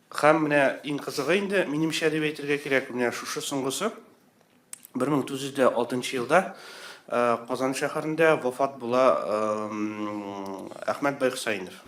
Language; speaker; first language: Tatar; native; Tatar